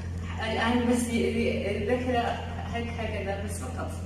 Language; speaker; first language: Arabic; non-native, learner; Turkish